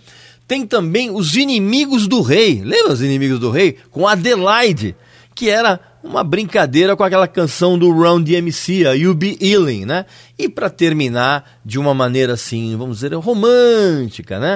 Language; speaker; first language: Portuguese; native; Portuguese